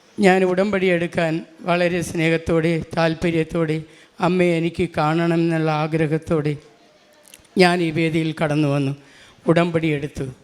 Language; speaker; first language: Malayalam; non-native, local second language; Tamil